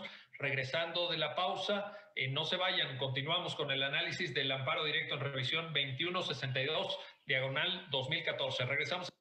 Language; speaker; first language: Spanish; native; Spanish